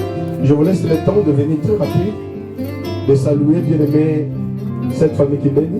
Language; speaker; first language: French; non-native, local second language; Lingala